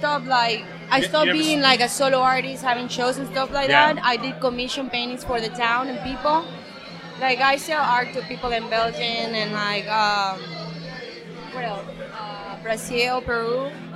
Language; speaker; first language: English; non-native, fluent; Spanish